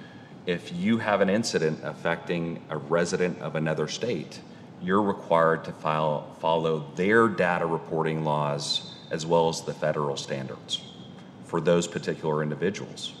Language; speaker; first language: English; native; English